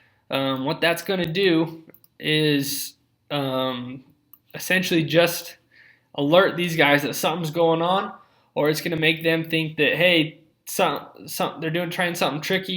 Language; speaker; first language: English; native; English